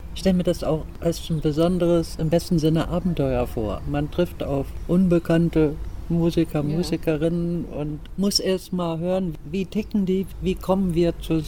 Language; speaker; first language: German; native; German